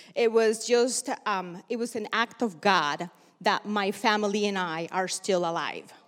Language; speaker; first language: English; early bilingual, other home language; Spanish